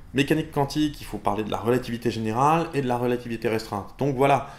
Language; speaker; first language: French; native; French